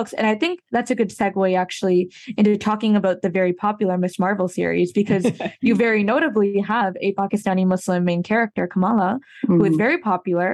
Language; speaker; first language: English; native; English